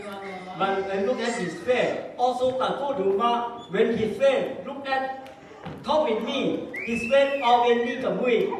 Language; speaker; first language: English; non-native, learner; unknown